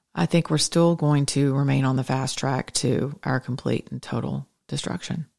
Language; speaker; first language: English; native; English